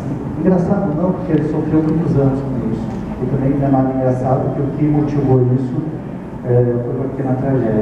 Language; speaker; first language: Portuguese; native; Portuguese